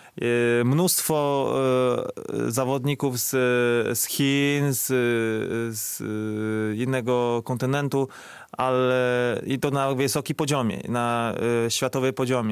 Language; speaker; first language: Polish; non-native, fluent; Chinese